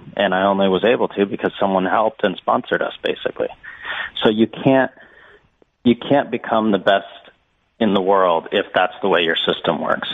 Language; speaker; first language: English; native; English